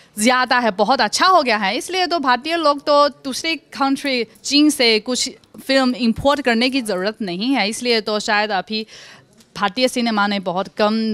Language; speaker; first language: Hindi; non-native, fluent; Chinese